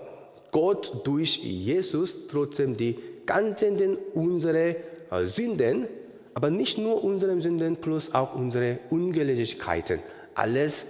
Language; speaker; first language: German; non-native, learner; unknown